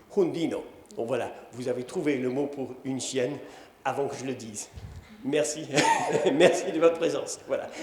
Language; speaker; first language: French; non-native, fluent; English